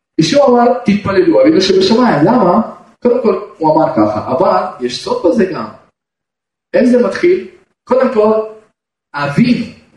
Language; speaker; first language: Hebrew; non-native, fluent; Russian